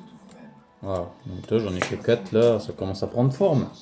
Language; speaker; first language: French; native; French